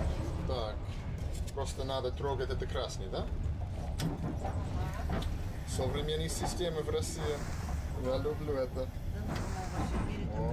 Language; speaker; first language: Russian; non-native, learner; English